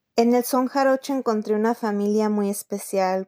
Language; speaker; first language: Spanish; early bilingual, heritage; Spanish